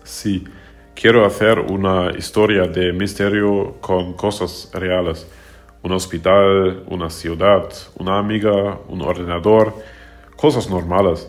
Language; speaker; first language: Spanish; non-native, learner; German